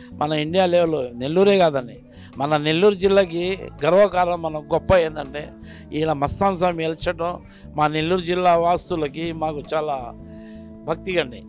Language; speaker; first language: Telugu; non-native, local second language; Urdu